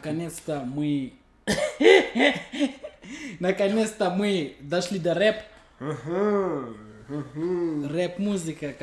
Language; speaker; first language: Russian; non-native, fluent; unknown